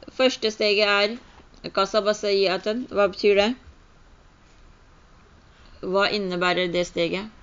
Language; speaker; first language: Norwegian; early bilingual, other home language; Urdu